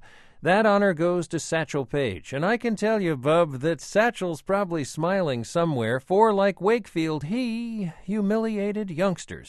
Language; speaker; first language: English; native; English